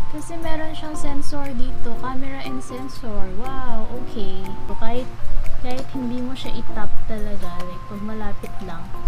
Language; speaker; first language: Filipino; native; Filipino